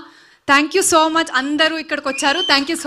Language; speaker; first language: Telugu; non-native, learner; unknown